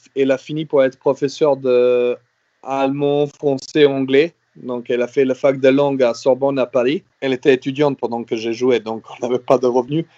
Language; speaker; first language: French; non-native, fluent; Serbian